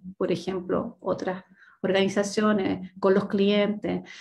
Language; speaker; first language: Spanish; native; Spanish